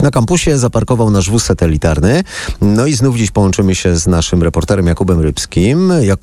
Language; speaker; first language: Polish; native; Polish